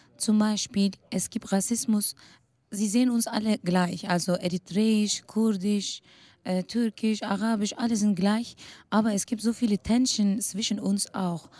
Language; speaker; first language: German; non-native, fluent; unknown